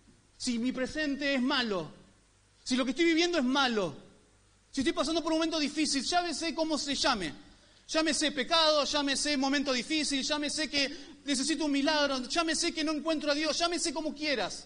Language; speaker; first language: Spanish; native; Spanish